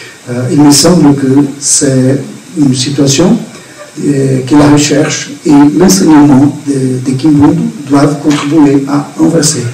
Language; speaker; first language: French; non-native, fluent; Portuguese